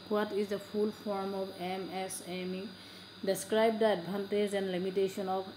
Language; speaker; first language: English; non-native, local second language; Assamese